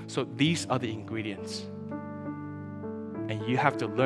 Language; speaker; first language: English; early bilingual, other home language; Chinese